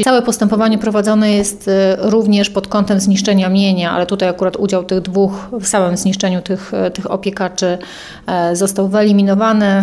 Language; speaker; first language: Polish; native; Polish